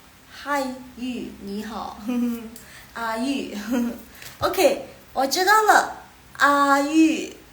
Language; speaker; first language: Chinese; non-native, fluent; Indonesian